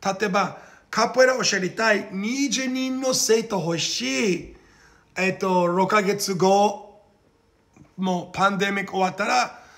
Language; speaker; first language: Japanese; non-native, learner; Portuguese